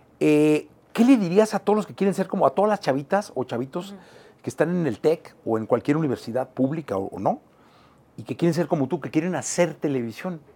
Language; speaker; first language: Spanish; native; Spanish